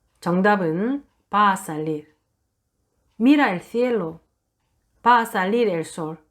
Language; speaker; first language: Spanish; non-native, fluent; Korean